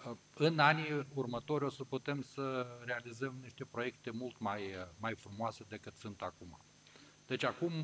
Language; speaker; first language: Romanian; native; Romanian